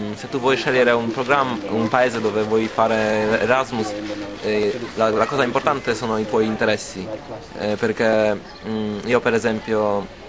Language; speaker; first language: Italian; non-native, fluent; Polish